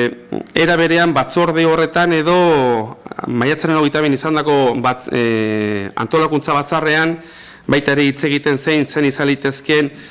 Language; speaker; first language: Basque; native; Basque